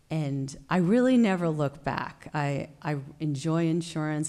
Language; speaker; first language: English; native; English